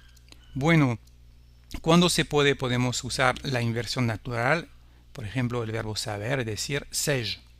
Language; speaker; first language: Spanish; non-native, fluent; French